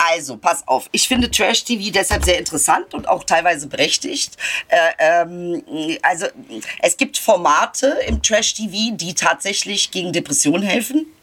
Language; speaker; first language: German; early bilingual, other home language; Turkish